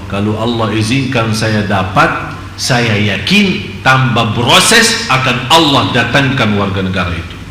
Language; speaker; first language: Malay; non-native, fluent; Arabic